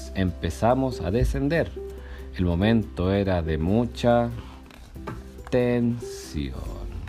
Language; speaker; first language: Spanish; native; Spanish